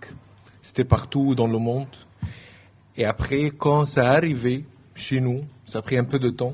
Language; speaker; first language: French; non-native, learner; Arabic